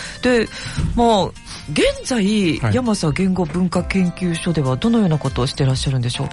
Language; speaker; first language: Japanese; native; Japanese